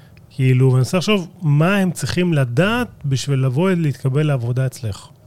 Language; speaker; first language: Hebrew; native; Hebrew